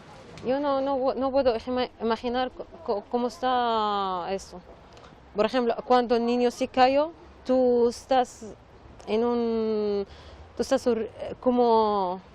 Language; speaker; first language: Spanish; non-native, learner; Arabic